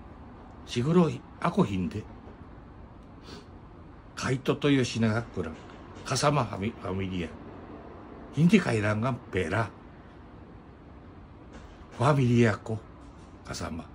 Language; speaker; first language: Filipino; non-native, learner; Japanese